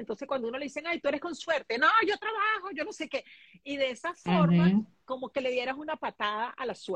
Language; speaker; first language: Spanish; native; Spanish